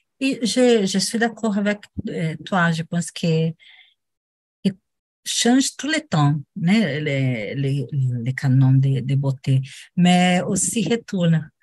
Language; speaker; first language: French; non-native, learner; Portuguese